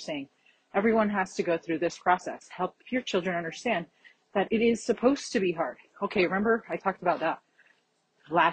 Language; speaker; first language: English; native; English